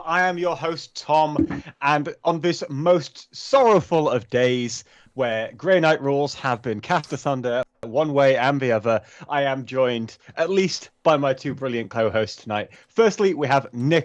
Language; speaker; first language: English; native; English